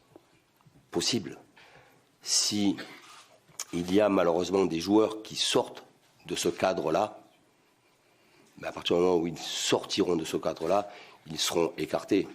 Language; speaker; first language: French; native; French